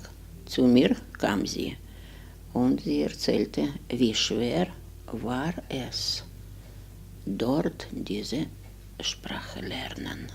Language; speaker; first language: German; non-native, learner; Ukrainian